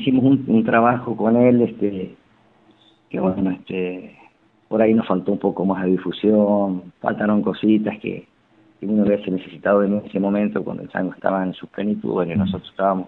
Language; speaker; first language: Spanish; native; Spanish